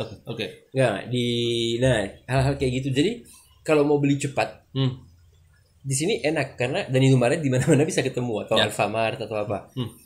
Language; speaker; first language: Indonesian; non-native, learner; French